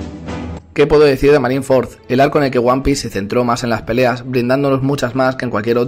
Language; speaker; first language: Spanish; native; Spanish